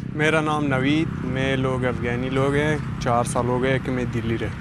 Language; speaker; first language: Hindi; non-native, learner; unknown